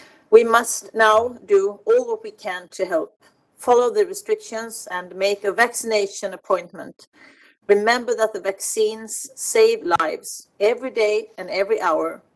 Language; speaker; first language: English; non-native, fluent; Swedish